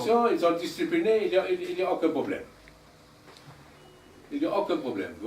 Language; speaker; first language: French; non-native, learner; German